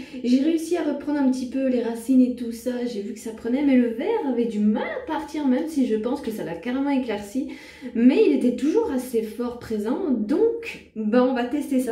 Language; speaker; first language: French; native; French